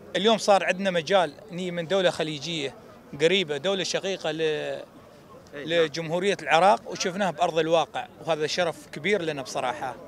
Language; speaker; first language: Arabic; native; Arabic